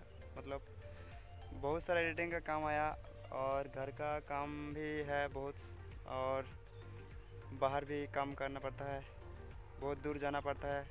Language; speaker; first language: Hindi; non-native, local second language; Bangla